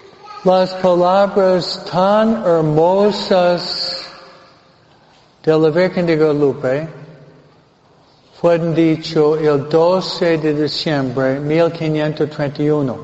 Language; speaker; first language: Spanish; non-native, fluent; English